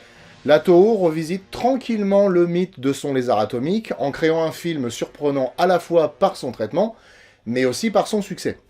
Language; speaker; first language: French; native; French